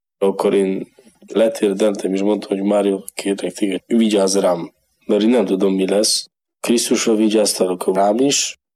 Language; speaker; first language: Hungarian; non-native, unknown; Polish